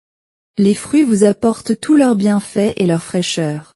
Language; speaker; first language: French; non-native, learner; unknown